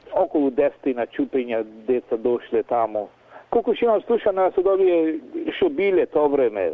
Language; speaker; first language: Macedonian; native; Macedonian